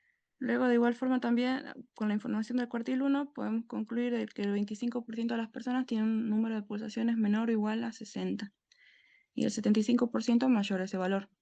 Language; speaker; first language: Spanish; native; Spanish